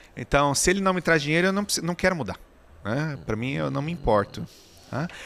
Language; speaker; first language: Portuguese; native; Portuguese